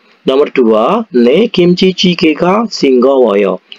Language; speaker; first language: Korean; non-native, fluent; Indonesian